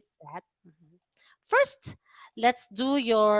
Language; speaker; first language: English; non-native, fluent; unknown